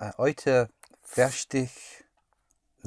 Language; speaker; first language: German; non-native, learner; English